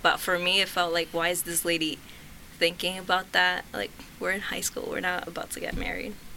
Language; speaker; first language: English; early bilingual, other home language; Spanish